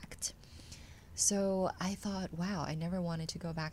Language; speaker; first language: English; non-native, fluent; Chinese